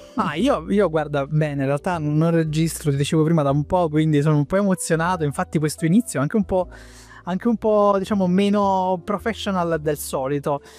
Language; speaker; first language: Italian; native; Italian